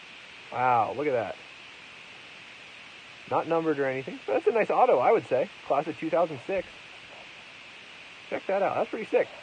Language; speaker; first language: English; native; English